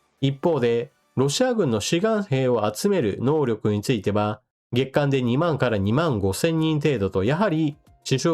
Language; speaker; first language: Japanese; native; Japanese